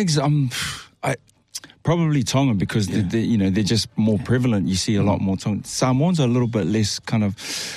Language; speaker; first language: English; native; English